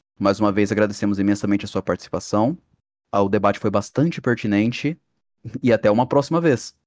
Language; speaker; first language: Portuguese; native; Portuguese